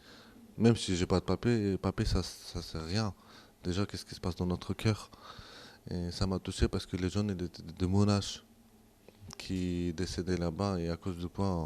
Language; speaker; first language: French; non-native, local second language; Kurdish